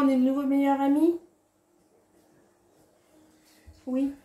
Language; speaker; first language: French; native; French